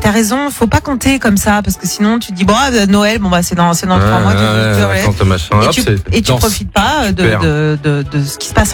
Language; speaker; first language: French; native; French